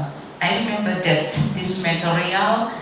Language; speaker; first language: English; non-native, learner; Indonesian